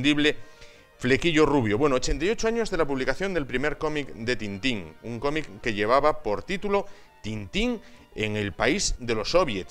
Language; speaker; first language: Spanish; native; Spanish